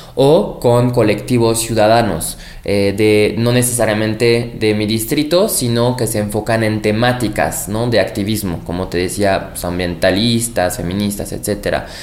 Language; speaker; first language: Spanish; non-native, fluent; French